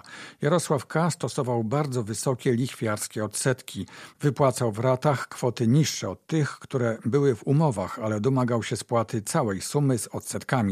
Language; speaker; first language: Polish; native; Polish